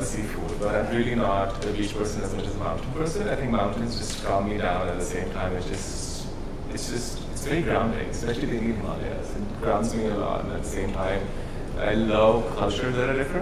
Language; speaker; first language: English; non-native, local second language; Hindi